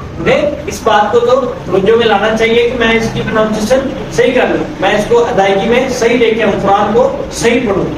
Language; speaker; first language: Urdu; native; Urdu